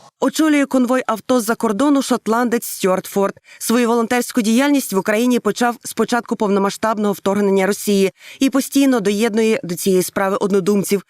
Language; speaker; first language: Ukrainian; native; Ukrainian